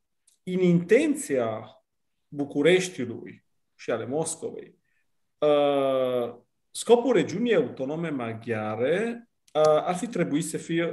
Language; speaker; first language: Romanian; non-native, fluent; Italian